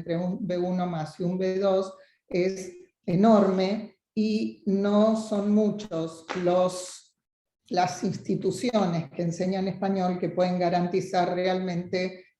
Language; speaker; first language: Spanish; native; Spanish